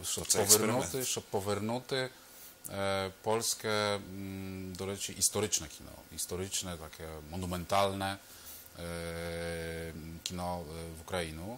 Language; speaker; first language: Ukrainian; non-native, fluent; Polish